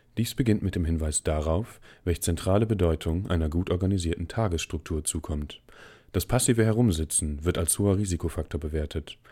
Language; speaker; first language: German; native; German